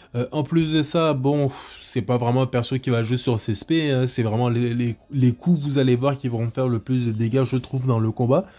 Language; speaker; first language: French; native; French